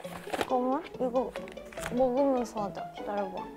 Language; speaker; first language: Korean; non-native, fluent; Chinese